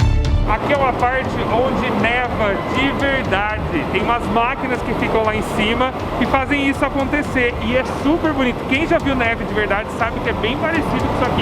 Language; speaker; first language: Portuguese; native; Portuguese